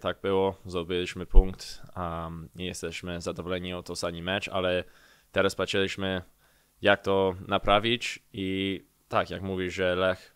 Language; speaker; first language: Polish; early bilingual, heritage; English